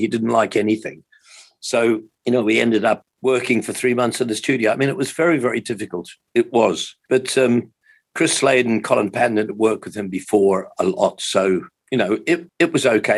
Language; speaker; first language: English; native; English